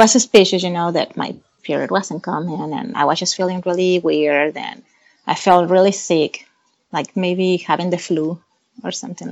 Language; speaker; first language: English; non-native, fluent; Spanish